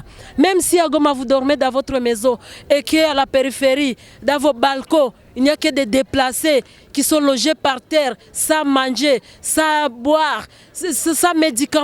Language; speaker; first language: French; non-native, local second language; Swahili